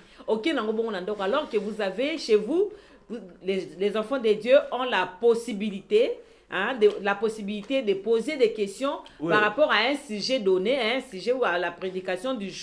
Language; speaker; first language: French; non-native, local second language; Lingala